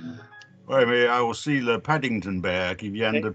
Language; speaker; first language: French; non-native, fluent; English